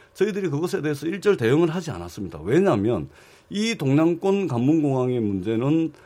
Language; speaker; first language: Korean; native; Korean